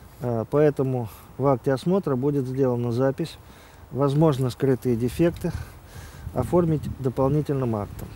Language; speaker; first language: Russian; native; Russian